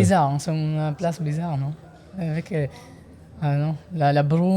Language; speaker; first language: French; non-native, learner; Italian